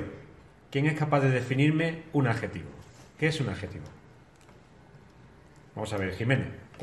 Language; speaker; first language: Spanish; native; Spanish